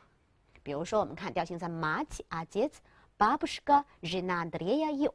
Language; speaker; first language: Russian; non-native, fluent; Chinese